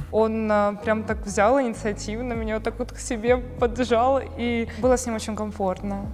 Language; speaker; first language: Russian; native; Russian